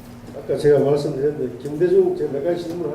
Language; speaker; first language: Korean; native; Korean